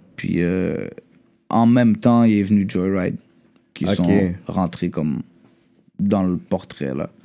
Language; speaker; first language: French; native; French